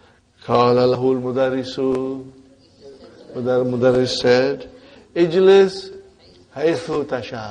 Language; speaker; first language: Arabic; non-native, fluent; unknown